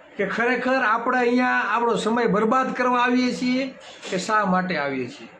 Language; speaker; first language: Gujarati; native; Gujarati